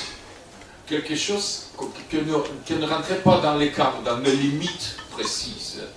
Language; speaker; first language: French; non-native, fluent; Russian